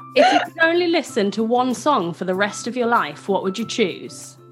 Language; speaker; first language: English; native; English